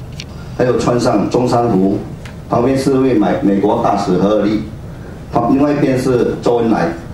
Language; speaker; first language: Chinese; native; Chinese